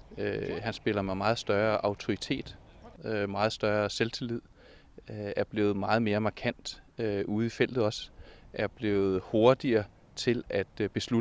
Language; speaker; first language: Danish; native; Danish